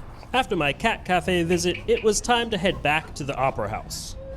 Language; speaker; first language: English; native; English